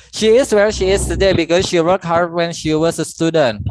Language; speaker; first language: English; non-native, fluent; Indonesian